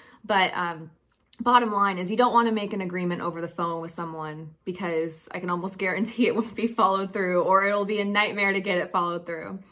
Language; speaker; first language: English; native; English